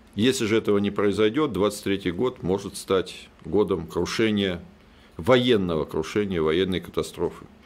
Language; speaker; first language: Russian; native; Russian